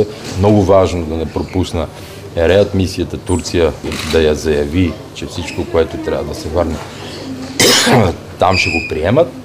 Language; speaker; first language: Bulgarian; native; Bulgarian